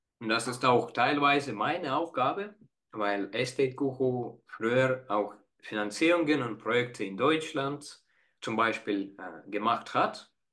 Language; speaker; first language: German; non-native, fluent; Estonian